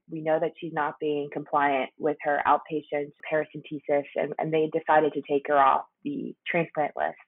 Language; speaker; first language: English; early bilingual, other home language; Spanish